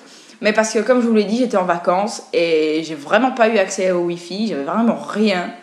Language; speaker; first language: French; native; French